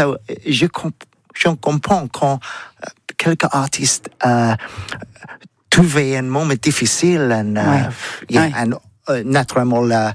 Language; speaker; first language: French; non-native, learner; English